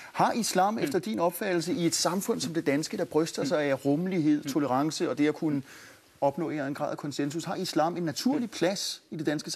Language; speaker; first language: Danish; native; Danish